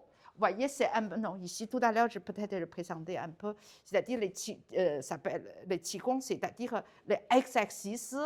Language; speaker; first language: French; non-native, learner; Chinese